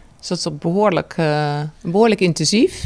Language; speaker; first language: Dutch; native; Dutch